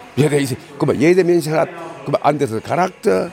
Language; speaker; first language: German; non-native, learner; Korean